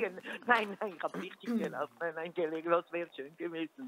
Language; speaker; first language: German; native; German